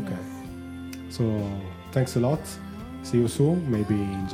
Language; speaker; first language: English; non-native, learner; Italian